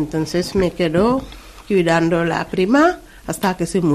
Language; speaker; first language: Spanish; non-native, learner; Wolof